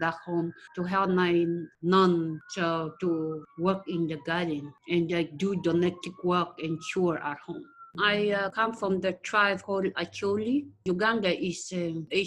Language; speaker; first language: English; non-native, local second language; Acoli